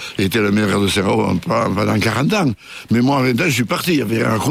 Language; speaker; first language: French; native; French